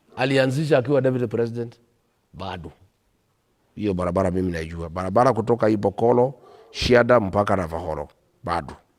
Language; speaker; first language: Swahili; non-native, local second language; Kikuyu